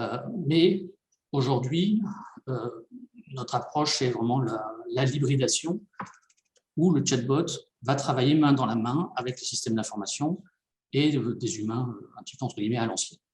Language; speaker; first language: French; native; French